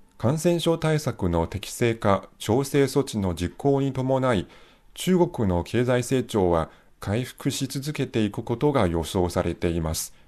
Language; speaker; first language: Japanese; non-native, fluent; Chinese